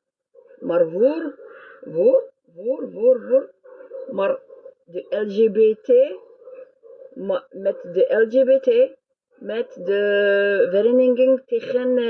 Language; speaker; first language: Dutch; non-native, learner; French